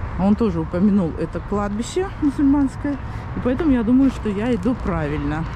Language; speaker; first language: Russian; native; Russian